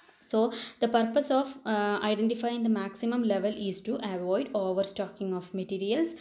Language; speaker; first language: English; non-native, local second language; Malayalam